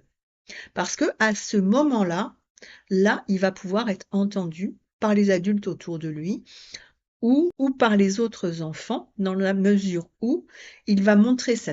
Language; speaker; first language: French; native; French